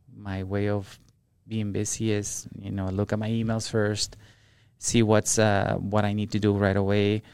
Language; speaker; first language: English; non-native, fluent; Spanish